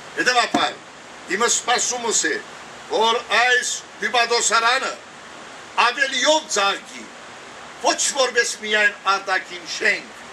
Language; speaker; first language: Armenian; early bilingual, heritage; Armenian